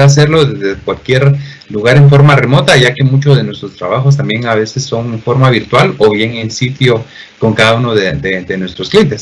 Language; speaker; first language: Spanish; native; Spanish